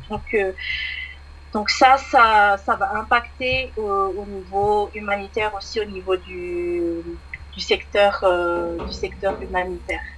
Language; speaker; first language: French; non-native, local second language; Malagasy